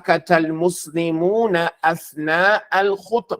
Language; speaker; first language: Arabic; non-native, fluent; English